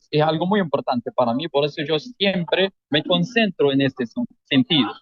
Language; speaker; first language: Spanish; non-native, fluent; Arabic